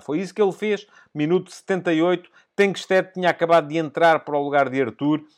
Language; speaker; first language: Portuguese; native; Portuguese